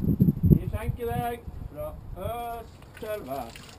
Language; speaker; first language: Norwegian; native; Norwegian